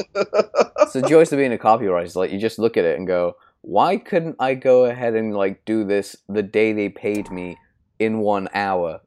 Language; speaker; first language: English; native; English